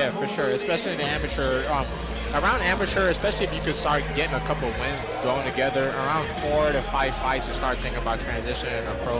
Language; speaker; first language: English; native; English